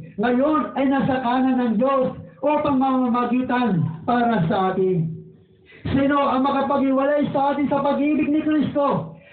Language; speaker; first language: Filipino; non-native, local second language; Waray